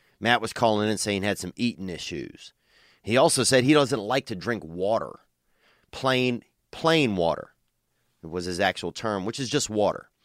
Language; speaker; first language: English; native; English